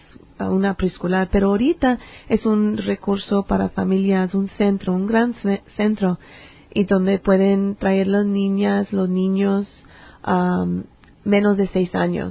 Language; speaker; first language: Spanish; early bilingual, heritage; English